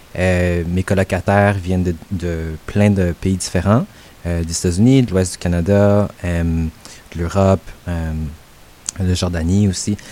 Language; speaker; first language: French; native; French